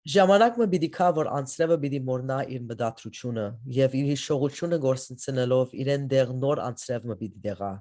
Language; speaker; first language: Armenian; early bilingual, heritage; Armenian